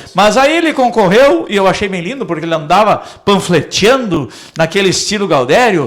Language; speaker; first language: Portuguese; native; Portuguese